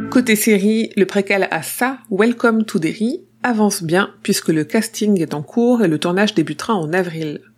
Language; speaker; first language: French; native; French